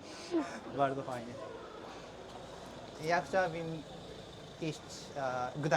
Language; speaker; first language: Polish; non-native, learner; Japanese